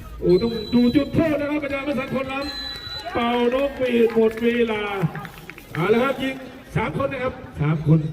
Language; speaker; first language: Thai; native; Thai